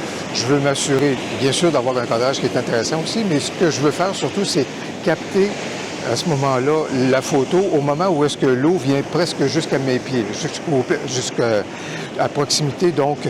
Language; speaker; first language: French; native; French